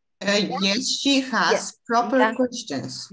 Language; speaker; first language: English; non-native, fluent; Polish